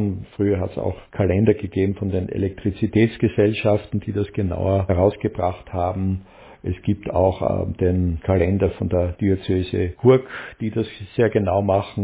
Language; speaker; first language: German; native; German